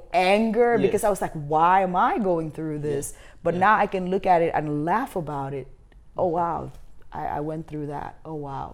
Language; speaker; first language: English; non-native, local second language; Wolof